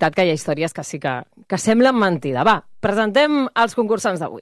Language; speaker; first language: Catalan; native; Catalan